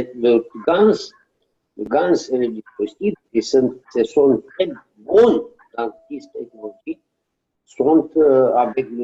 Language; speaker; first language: French; non-native, learner; Romanian